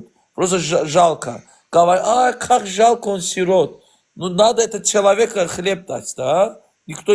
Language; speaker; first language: Russian; non-native, learner; Azerbaijani